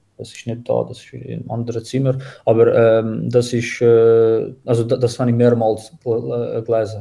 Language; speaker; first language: German; non-native, fluent; Croatian